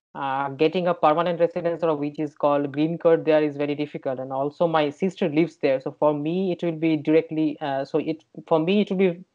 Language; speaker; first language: English; non-native, local second language; Bangla